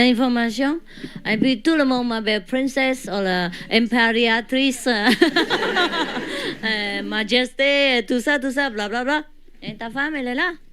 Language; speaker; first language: French; non-native, learner; Vietnamese